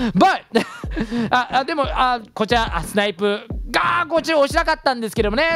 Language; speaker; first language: Japanese; early bilingual, heritage; Japanese